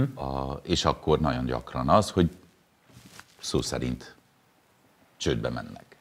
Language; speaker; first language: Hungarian; non-native, fluent; English